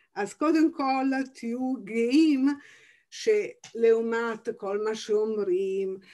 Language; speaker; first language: Hebrew; non-native, fluent; Italian